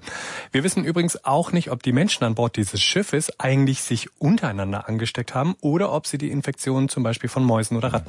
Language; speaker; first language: German; native; German